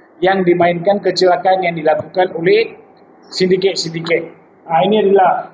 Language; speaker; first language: Malay; non-native, local second language; Tamil